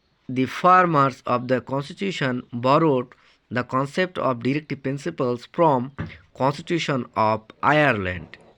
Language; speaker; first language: English; non-native, local second language; Bangla